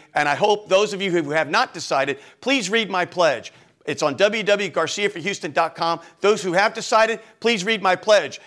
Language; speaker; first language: English; native; English